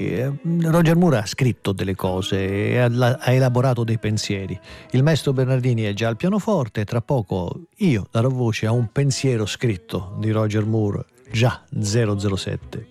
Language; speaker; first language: Italian; native; Italian